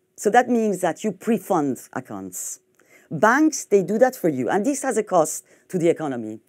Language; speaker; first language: English; non-native, fluent; French